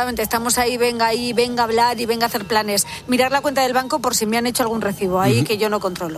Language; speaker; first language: Spanish; native; Spanish